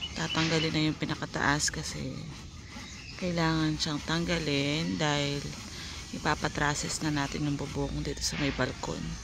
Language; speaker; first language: Filipino; non-native, local second language; Pampanga